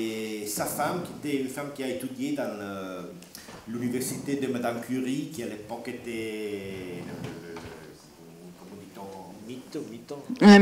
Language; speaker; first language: French; non-native, learner; Italian